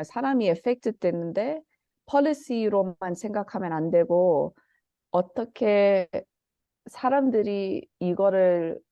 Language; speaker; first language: Korean; early bilingual, heritage; Korean